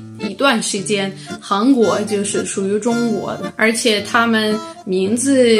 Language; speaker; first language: Chinese; non-native, fluent; Russian